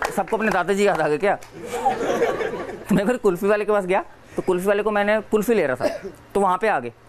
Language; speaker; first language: Hindi; native; Hindi